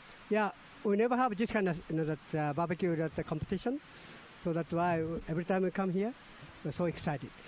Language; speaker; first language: English; non-native, learner; Japanese